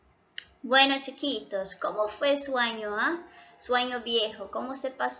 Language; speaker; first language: Spanish; non-native, fluent; Portuguese